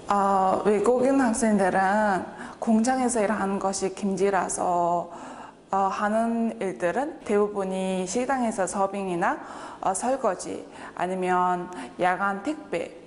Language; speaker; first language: Korean; non-native, fluent; Mongolian